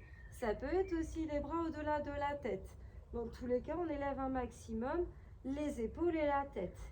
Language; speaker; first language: French; native; French